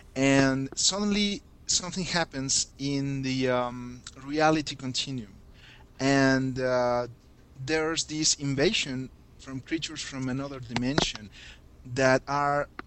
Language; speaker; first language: English; non-native, fluent; Spanish